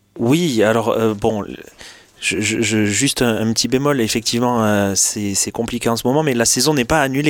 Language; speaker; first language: French; native; French